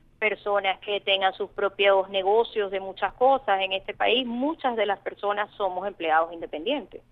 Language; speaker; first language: Spanish; native; Spanish